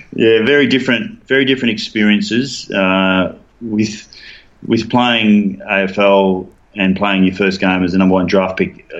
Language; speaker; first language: English; native; English